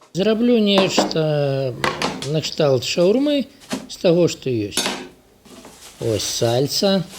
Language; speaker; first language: Belarusian; native; Belarusian